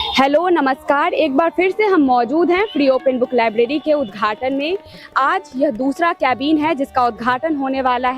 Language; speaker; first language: Hindi; native; Hindi